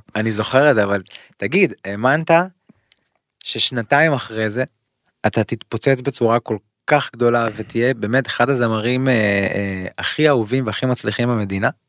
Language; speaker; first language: Hebrew; native; Hebrew